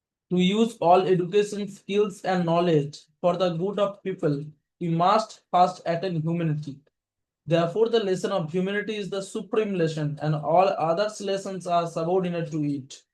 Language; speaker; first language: English; non-native, local second language; Bangla